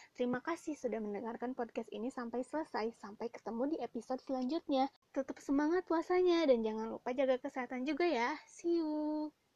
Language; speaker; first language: Indonesian; native; Indonesian